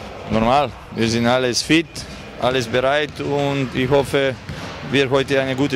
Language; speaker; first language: German; non-native, learner; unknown